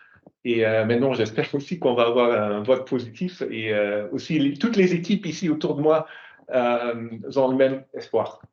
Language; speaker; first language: French; non-native, fluent; German